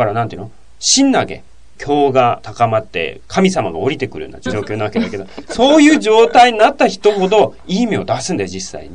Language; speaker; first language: Japanese; native; Japanese